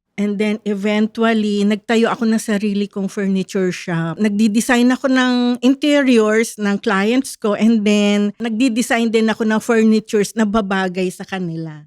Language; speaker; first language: Filipino; native; Filipino